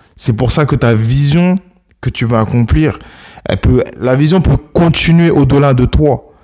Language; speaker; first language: French; early bilingual, other home language; Akan